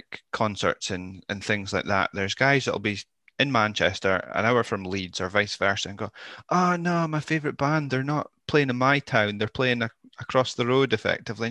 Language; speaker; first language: English; native; English